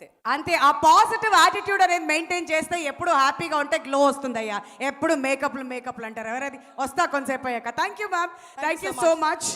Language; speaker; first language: Telugu; native; Telugu